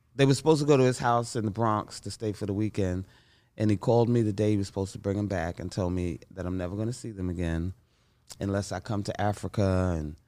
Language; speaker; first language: English; native; English